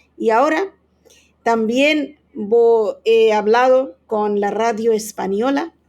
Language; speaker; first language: Spanish; non-native, fluent; Bangla